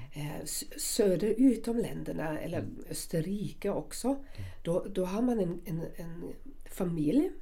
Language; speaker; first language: Swedish; non-native, fluent; German